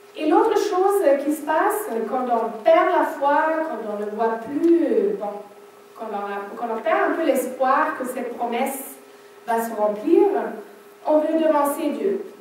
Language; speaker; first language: French; non-native, fluent; German